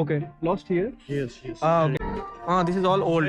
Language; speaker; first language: English; non-native, local second language; Marathi